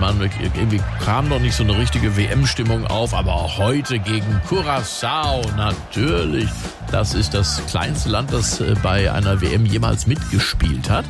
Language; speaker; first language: German; native; German